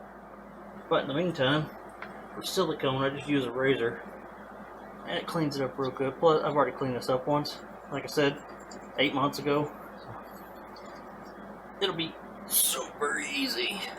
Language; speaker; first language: English; native; English